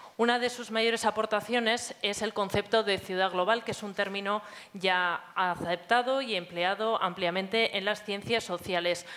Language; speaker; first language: Spanish; native; Spanish